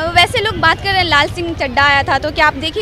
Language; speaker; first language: Hindi; native; Hindi